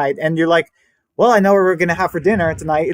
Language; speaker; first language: English; native; English